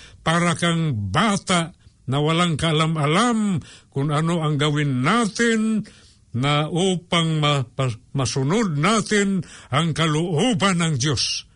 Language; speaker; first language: Filipino; non-native, local second language; Cebuano